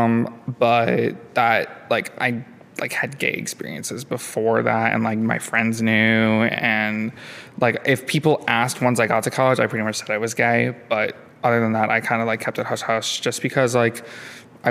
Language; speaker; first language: English; native; English